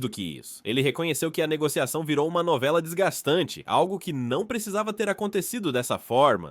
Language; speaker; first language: Portuguese; native; Portuguese